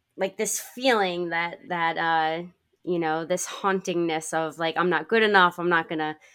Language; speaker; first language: English; native; English